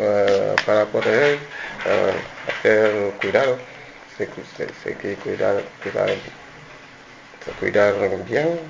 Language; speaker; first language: Spanish; non-native, learner; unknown